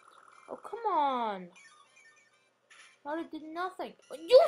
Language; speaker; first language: English; native; English